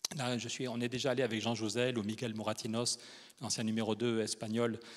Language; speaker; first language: French; native; French